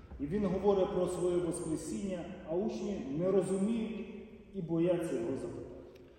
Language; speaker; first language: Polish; non-native, learner; Ukrainian